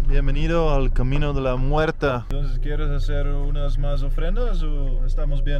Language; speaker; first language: Spanish; non-native, learner; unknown